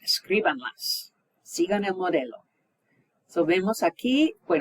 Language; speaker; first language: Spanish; non-native, fluent; English